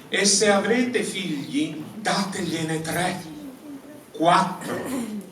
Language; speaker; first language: Italian; early bilingual, other home language; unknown